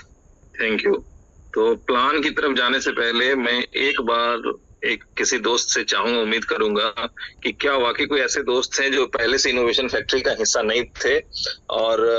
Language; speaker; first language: Hindi; native; Hindi